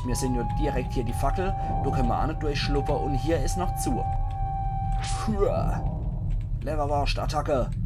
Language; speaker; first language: German; native; German